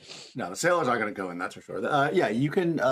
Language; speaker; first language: English; native; English